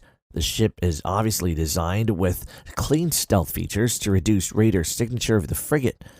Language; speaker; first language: English; non-native, fluent; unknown